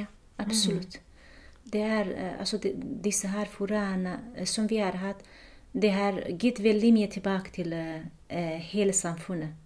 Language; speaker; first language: Norwegian; non-native, fluent; Kurdish